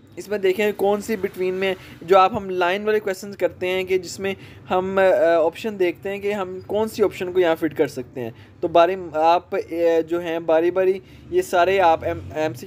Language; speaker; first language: Urdu; non-native, local second language; Punjabi